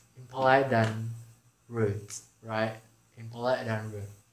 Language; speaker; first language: English; non-native, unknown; Indonesian